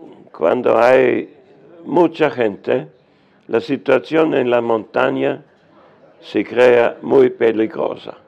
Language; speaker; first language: Spanish; non-native, learner; German